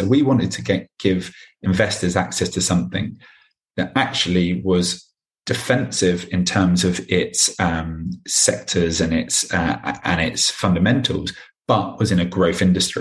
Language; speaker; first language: English; native; English